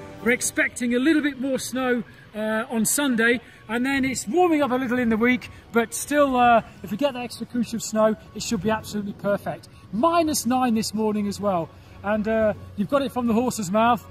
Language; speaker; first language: English; native; English